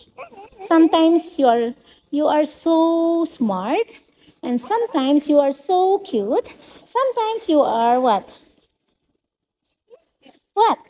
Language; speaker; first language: English; non-native, local second language; Filipino